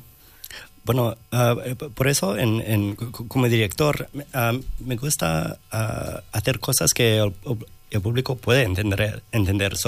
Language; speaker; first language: Spanish; non-native, learner; English